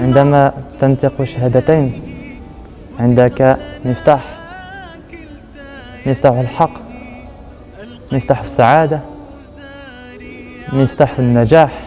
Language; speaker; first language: Arabic; non-native, learner; French